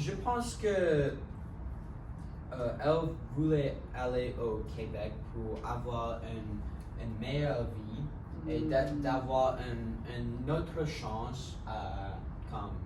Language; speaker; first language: French; non-native, learner; English